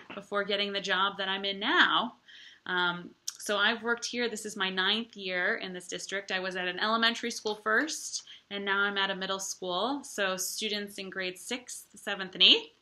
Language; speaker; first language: English; native; English